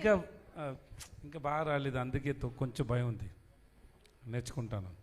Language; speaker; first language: Telugu; non-native, learner; Tamil